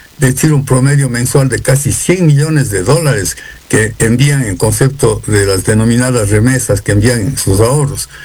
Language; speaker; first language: Spanish; native; Spanish